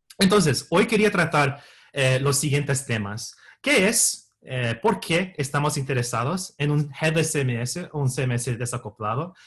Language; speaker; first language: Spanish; non-native, fluent; English